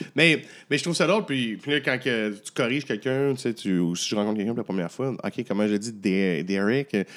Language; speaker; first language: French; native; French